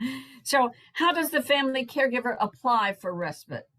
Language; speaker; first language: English; native; English